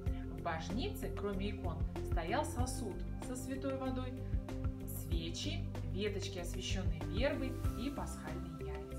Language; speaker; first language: Russian; native; Russian